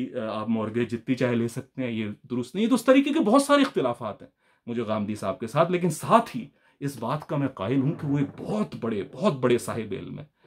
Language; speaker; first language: Urdu; native; Urdu